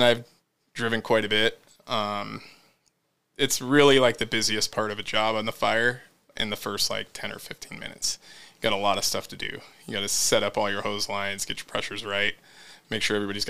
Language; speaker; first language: English; native; English